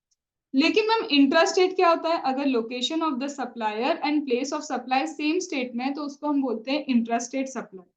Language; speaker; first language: Hindi; native; Hindi